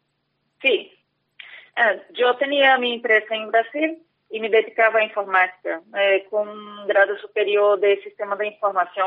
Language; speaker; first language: Spanish; non-native, fluent; Portuguese